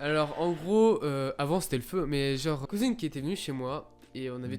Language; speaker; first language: French; native; French